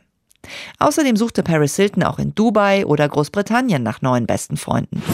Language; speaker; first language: German; native; German